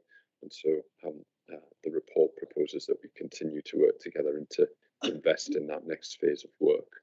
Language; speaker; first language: English; native; English